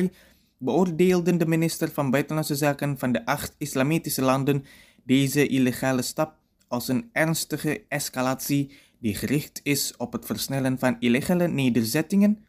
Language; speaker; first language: Dutch; non-native, fluent; Indonesian